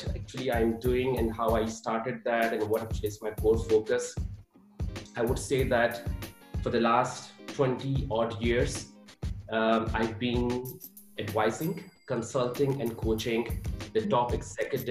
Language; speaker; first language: English; non-native, local second language; Urdu